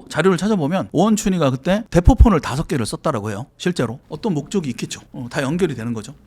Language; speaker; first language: Korean; native; Korean